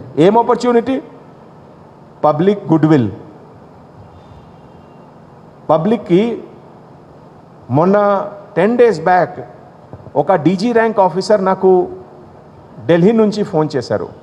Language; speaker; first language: Telugu; non-native, fluent; Hindi